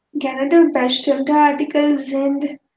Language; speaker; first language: German; non-native, fluent; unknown